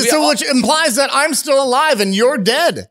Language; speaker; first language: English; native; English